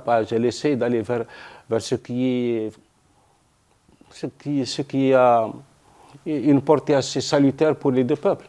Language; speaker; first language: French; non-native, local second language; Arabic